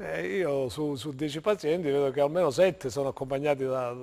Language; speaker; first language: Italian; native; Italian